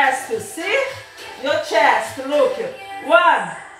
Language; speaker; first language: English; non-native, fluent; Portuguese